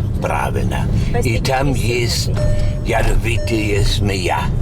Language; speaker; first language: Russian; non-native, learner; German